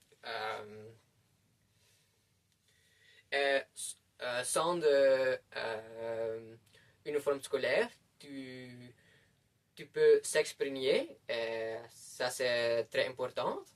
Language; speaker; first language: French; non-native, learner; Dutch